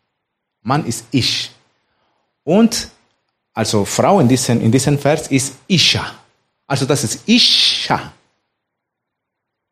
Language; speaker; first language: German; non-native, fluent; Spanish